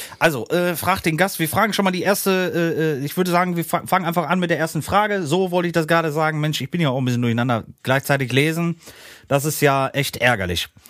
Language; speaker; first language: German; native; German